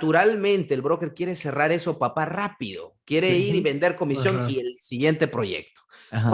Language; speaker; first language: Spanish; native; Spanish